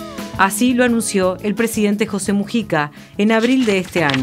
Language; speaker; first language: Spanish; native; Spanish